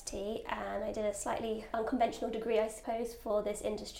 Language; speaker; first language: English; native; English